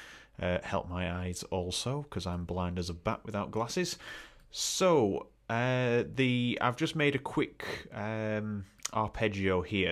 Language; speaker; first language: English; native; English